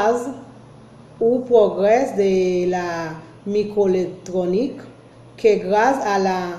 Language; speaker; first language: French; non-native, learner; Spanish